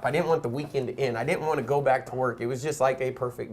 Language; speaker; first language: English; native; English